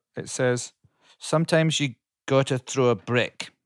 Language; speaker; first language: English; native; English